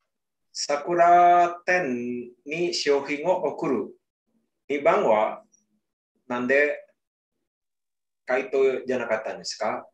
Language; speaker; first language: Japanese; non-native, learner; Indonesian